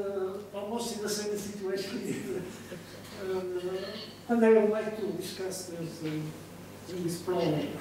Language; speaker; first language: English; non-native, learner; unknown